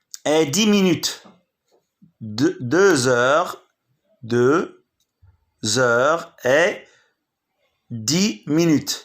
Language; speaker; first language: French; non-native, local second language; Arabic